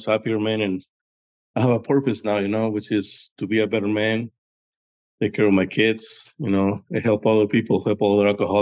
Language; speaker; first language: English; non-native, fluent; Spanish